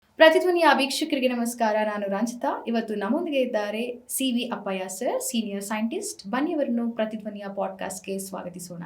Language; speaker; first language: Kannada; native; Kannada